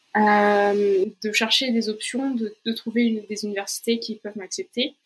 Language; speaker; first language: French; non-native, fluent; Portuguese